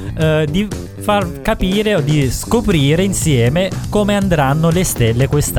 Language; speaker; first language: Italian; native; Italian